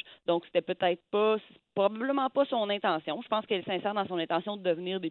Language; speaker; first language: French; native; French